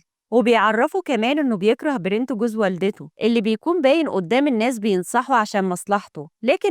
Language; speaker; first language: Arabic; native; Arabic